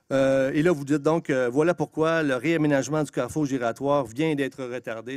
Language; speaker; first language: French; native; French